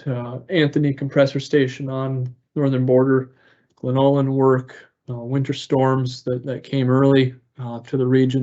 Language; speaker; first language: English; native; English